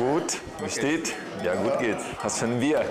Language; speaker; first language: German; non-native, learner; Portuguese